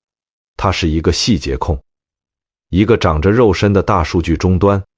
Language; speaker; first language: Chinese; native; Chinese